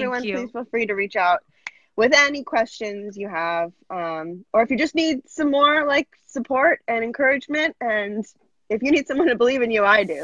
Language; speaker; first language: English; native; English